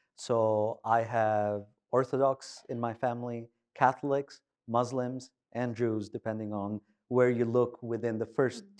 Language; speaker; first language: English; non-native, fluent; Albanian